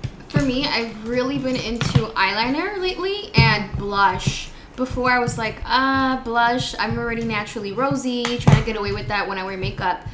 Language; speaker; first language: English; early bilingual, other home language; Spanish